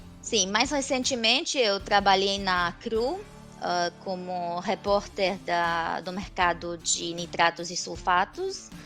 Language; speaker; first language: Portuguese; non-native, fluent; Romanian